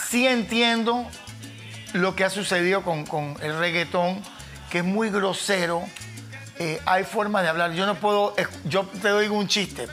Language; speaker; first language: Spanish; native; Spanish